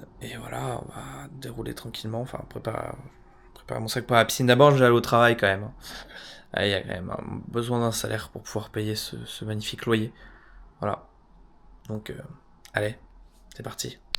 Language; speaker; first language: French; native; French